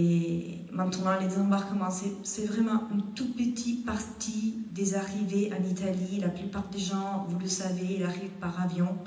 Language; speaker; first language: French; non-native, fluent; Italian